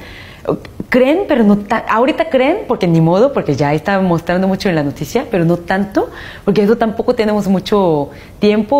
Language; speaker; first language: Spanish; non-native, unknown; Korean